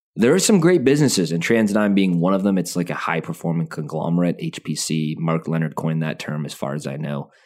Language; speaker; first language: English; native; English